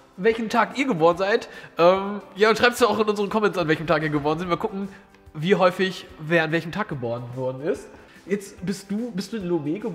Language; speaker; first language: German; early bilingual, other home language; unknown